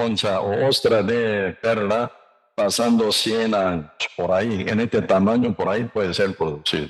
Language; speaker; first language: Spanish; non-native, learner; Korean